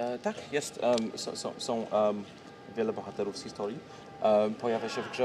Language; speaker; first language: Polish; early bilingual, heritage; Polish